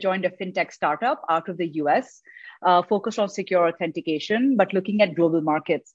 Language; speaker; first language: English; non-native, local second language; Urdu